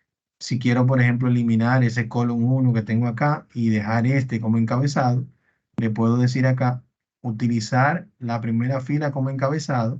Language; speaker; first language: Spanish; native; Spanish